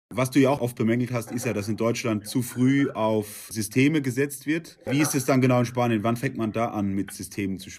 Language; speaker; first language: German; native; German